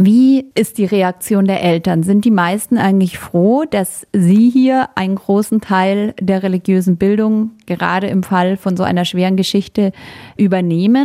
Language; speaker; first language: German; native; German